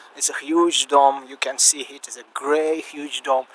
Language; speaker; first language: English; non-native, learner; Russian